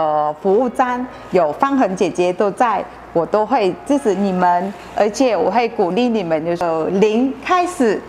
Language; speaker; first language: Chinese; non-native, fluent; Vietnamese